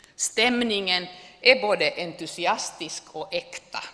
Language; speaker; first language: Swedish; native; Swedish